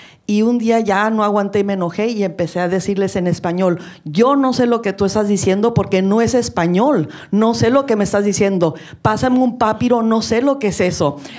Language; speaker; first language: Spanish; early bilingual, heritage; Spanish